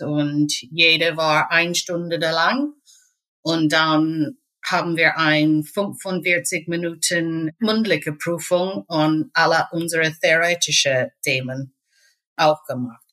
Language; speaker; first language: German; non-native, fluent; English